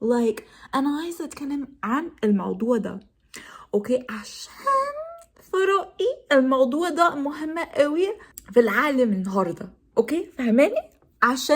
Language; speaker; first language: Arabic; non-native, learner; English